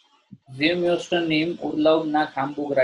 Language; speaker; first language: German; non-native, fluent; Gujarati